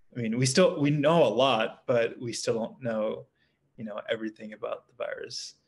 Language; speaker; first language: English; native; English